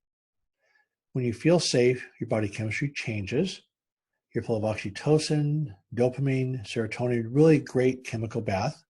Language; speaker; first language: English; native; English